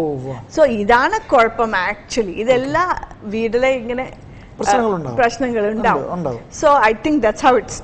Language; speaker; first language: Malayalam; non-native, learner; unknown